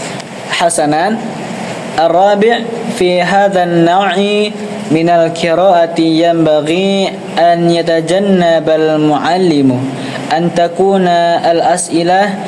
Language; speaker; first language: Arabic; non-native, learner; Indonesian